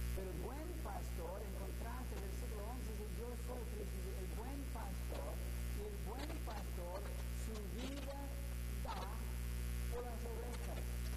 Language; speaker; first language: Spanish; non-native, fluent; English